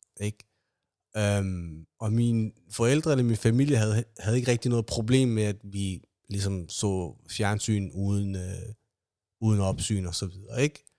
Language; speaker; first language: Danish; early bilingual, other home language; Somali